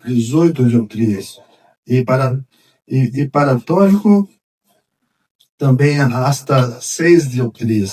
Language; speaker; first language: Spanish; non-native, fluent; Portuguese